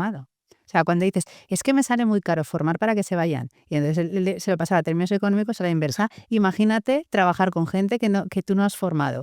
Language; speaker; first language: Spanish; native; Spanish